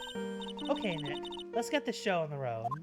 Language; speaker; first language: English; native; English